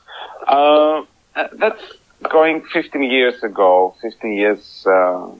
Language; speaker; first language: English; non-native, fluent; Greek